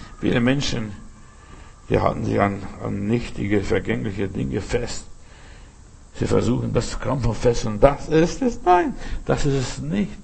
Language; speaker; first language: German; early bilingual, other home language; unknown